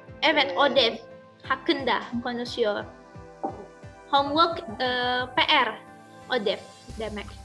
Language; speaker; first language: Turkish; non-native, fluent; Indonesian